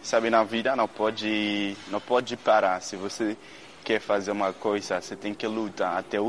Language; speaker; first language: Portuguese; non-native, learner; Haitian Creole